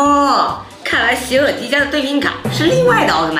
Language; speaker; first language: Chinese; native; Chinese